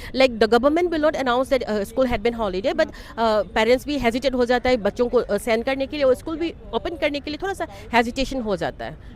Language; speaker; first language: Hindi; non-native, local second language; Manipuri